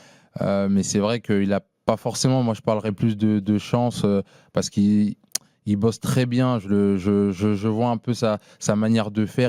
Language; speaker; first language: French; native; French